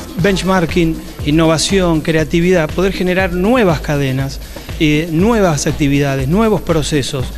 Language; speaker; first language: Spanish; native; Spanish